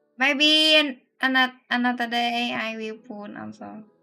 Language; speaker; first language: English; non-native, learner; Vietnamese